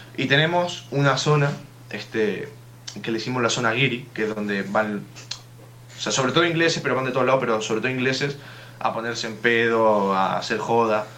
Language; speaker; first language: Spanish; native; Spanish